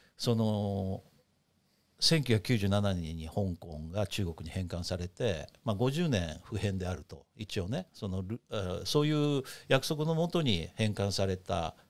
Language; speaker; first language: Japanese; native; Japanese